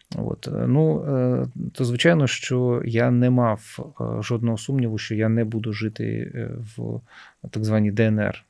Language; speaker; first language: Ukrainian; native; Ukrainian